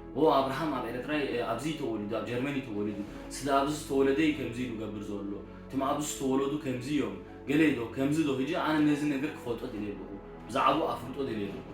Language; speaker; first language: Tigrinya; early bilingual, heritage; Tigrinya